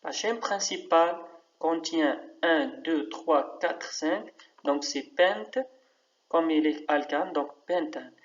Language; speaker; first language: French; non-native, local second language; Arabic